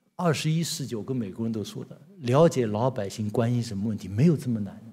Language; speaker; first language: Chinese; native; Chinese